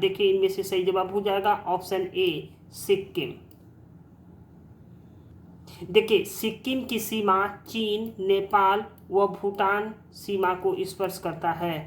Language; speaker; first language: Hindi; native; Hindi